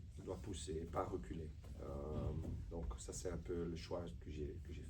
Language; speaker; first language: French; non-native, local second language; Dutch